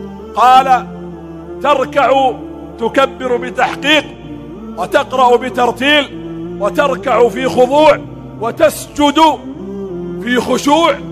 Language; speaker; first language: Arabic; native; Arabic